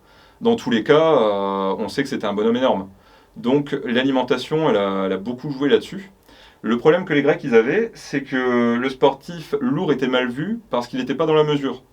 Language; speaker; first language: French; native; French